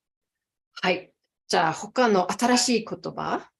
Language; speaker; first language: Japanese; non-native, fluent; English